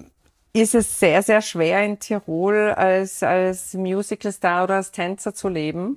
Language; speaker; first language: German; native; German